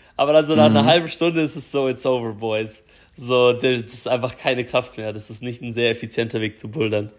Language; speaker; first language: German; native; German